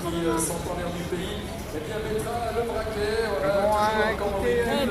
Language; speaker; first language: French; native; French